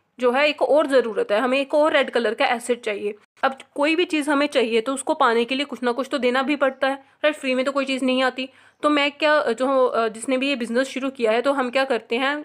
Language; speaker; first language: Hindi; non-native, local second language; Punjabi